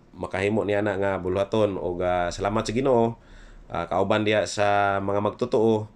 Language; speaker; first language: Cebuano; non-native, local second language; Hiligaynon